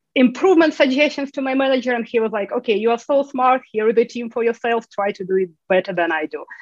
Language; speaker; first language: English; non-native, fluent; Ukrainian